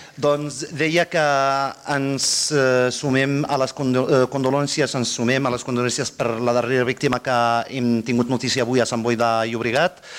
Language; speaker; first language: Catalan; non-native, fluent; Arabic